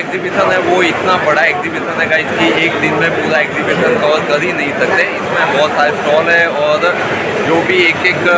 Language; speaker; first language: Hindi; non-native, local second language; Gujarati